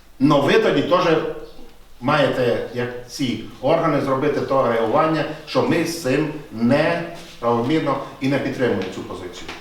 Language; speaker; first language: Ukrainian; native; Ukrainian